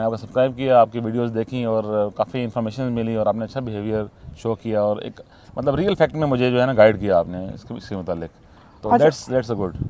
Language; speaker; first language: Urdu; non-native, local second language; Saraiki